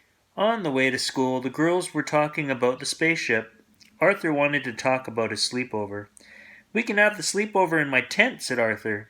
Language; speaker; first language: English; native; English